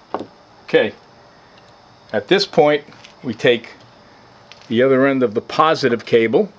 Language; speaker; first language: English; native; English